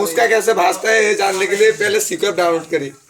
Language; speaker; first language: Hindi; non-native, local second language; Bangla